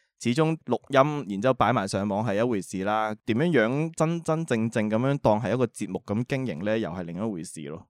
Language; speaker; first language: Cantonese; native; Cantonese